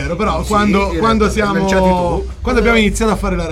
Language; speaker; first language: Italian; native; Italian